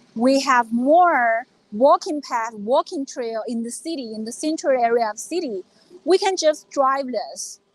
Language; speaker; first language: English; non-native, fluent; Chinese